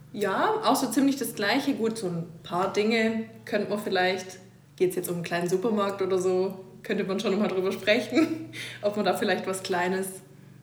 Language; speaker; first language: German; native; German